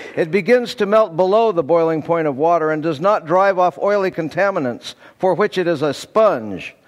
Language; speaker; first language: English; native; English